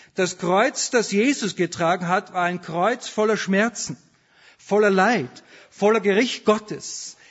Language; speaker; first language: German; native; German